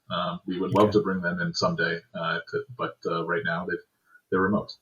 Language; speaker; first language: English; native; English